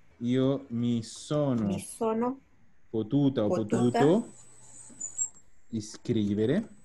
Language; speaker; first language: Italian; non-native, fluent; Spanish